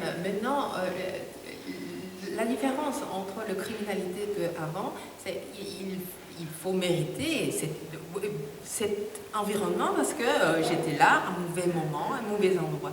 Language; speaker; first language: French; non-native, fluent; Korean